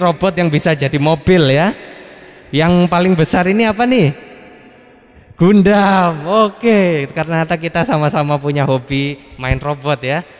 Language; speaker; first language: Indonesian; native; Indonesian